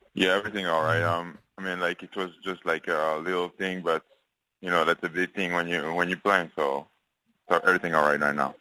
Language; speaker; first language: English; non-native, fluent; French